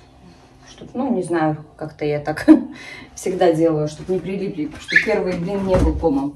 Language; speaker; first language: Russian; native; Russian